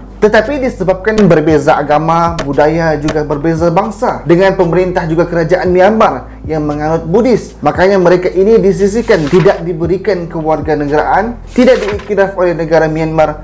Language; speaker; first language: Malay; native; Malay